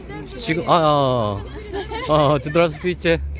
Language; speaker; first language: Russian; non-native, learner; Korean